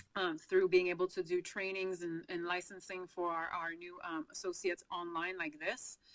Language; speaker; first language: English; non-native, fluent; French